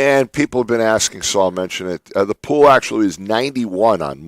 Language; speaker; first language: English; native; English